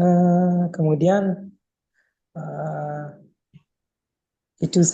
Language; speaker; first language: Indonesian; non-native, learner; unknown